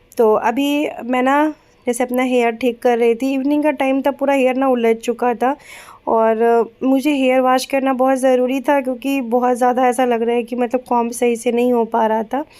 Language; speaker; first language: Hindi; native; Hindi